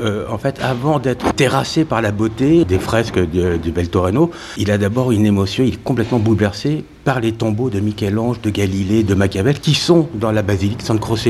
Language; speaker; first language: French; native; French